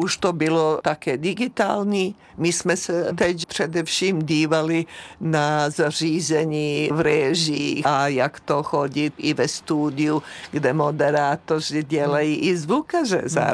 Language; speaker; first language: Czech; native; Czech